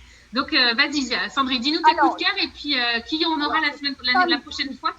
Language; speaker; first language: French; native; French